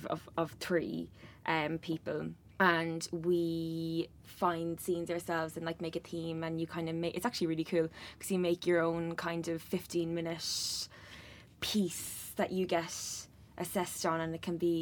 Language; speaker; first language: English; native; English